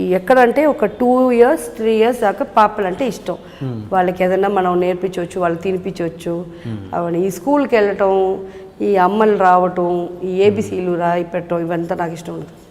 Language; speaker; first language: Telugu; native; Telugu